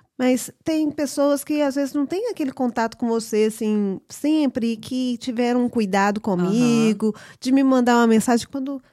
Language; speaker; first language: Portuguese; early bilingual, heritage; English